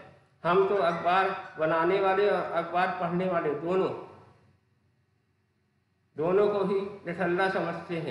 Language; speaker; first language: Hindi; native; Hindi